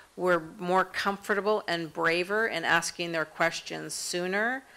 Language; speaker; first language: English; native; English